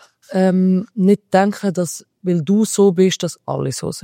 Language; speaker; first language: German; early bilingual, other home language; Albanian